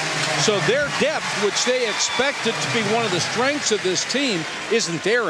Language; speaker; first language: English; native; English